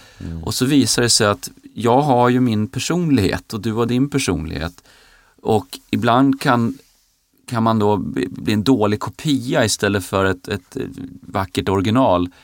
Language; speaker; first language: Swedish; native; Swedish